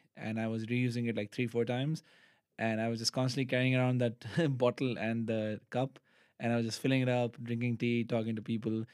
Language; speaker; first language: English; non-native, local second language; Urdu